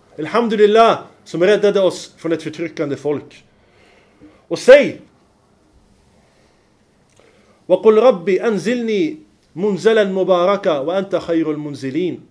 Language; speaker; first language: Swedish; non-native, fluent; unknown